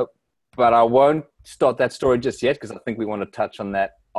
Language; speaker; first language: English; native; English